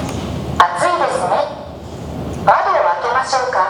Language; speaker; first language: Japanese; non-native, learner; Bangla